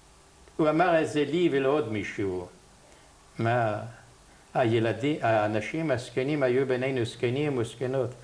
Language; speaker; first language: Hebrew; non-native, fluent; Yiddish